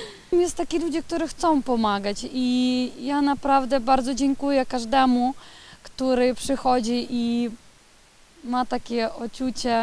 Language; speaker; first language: Polish; early bilingual, heritage; Polish